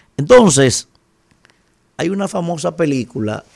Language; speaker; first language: Spanish; native; Spanish